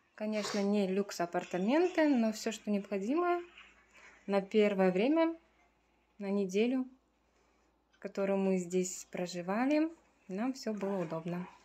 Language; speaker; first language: Russian; native; Russian